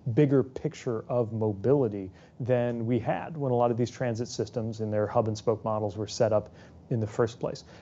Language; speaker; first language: English; native; English